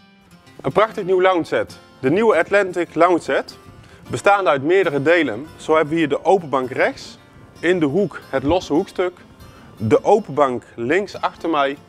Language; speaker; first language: Dutch; native; Dutch